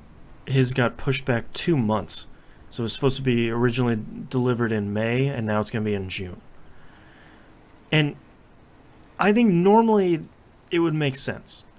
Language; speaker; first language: English; native; English